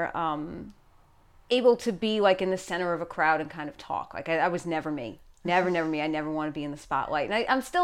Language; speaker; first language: English; native; English